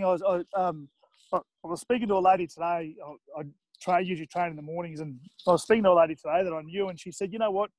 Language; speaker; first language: English; native; English